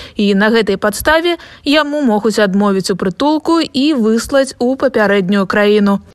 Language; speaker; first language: Belarusian; native; Belarusian